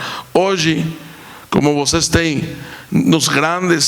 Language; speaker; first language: Portuguese; non-native, fluent; Spanish